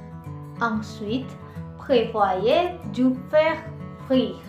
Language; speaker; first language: French; non-native, learner; Indonesian